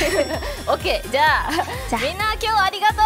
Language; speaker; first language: Japanese; non-native, fluent; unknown